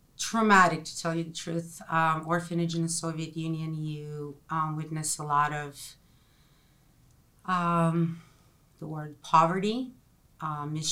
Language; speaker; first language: English; non-native, fluent; Ukrainian